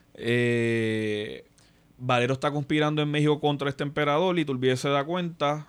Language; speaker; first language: Spanish; native; Spanish